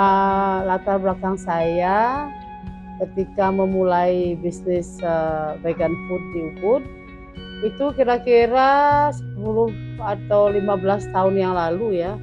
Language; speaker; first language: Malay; non-native, local second language; Balinese